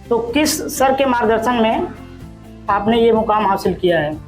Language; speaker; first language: Hindi; native; Hindi